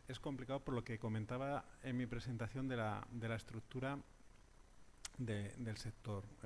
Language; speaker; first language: Spanish; native; Spanish